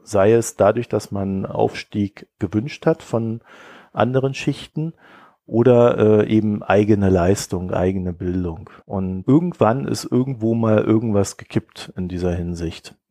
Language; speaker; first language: German; native; German